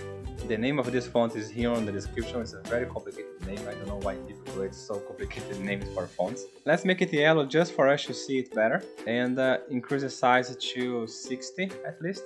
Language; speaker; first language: English; non-native, fluent; Portuguese